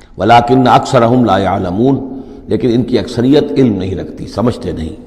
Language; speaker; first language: Urdu; native; Urdu